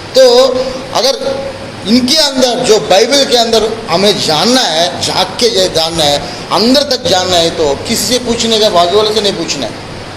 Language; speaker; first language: Hindi; non-native, local second language; Telugu